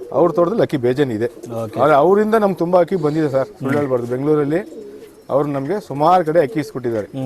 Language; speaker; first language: Kannada; non-native, local second language; Tamil